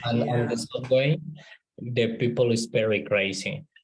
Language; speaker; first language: English; non-native, learner; Spanish